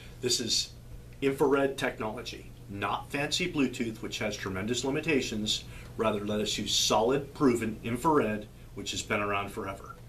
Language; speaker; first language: English; native; English